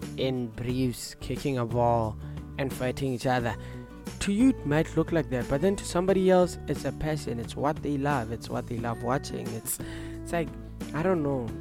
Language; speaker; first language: English; non-native, local second language; Tswana